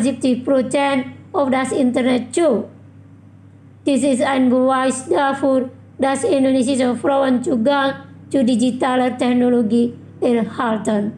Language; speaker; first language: German; non-native, fluent; Indonesian